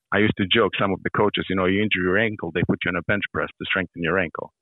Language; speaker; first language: English; non-native, fluent; Serbian